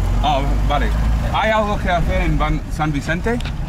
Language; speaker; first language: Spanish; non-native, learner; English